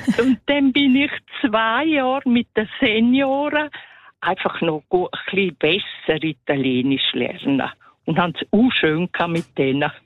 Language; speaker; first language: German; native; German